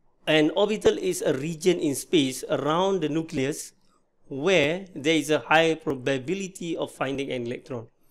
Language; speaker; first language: English; non-native, local second language; Malay